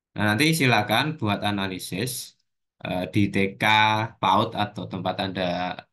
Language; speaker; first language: Indonesian; non-native, local second language; Javanese